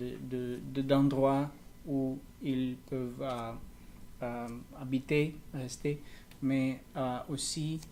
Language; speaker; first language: French; non-native, learner; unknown